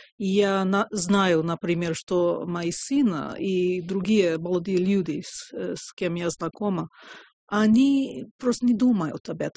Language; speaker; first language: Russian; non-native, fluent; English